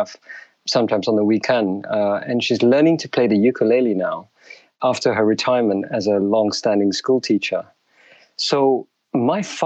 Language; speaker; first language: English; native; English